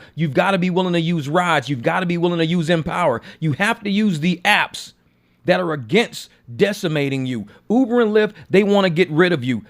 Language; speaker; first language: English; native; English